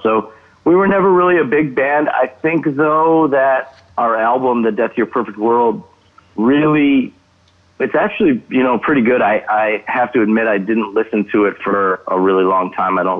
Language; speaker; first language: English; native; English